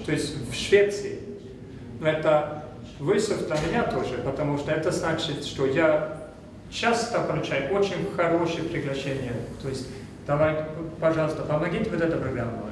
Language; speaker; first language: Russian; non-native, fluent; Swedish